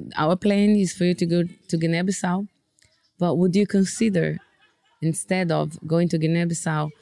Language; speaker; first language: English; non-native, fluent; Portuguese